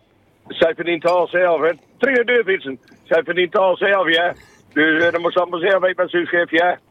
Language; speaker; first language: Dutch; native; Dutch